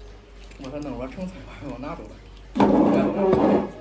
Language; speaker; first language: Chinese; native; Chinese